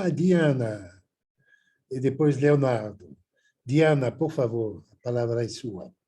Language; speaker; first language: Portuguese; non-native, fluent; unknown